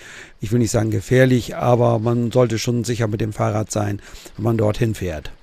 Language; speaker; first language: German; native; German